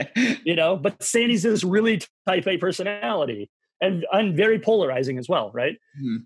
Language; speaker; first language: English; native; English